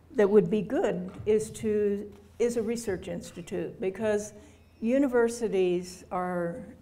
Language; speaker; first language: English; native; English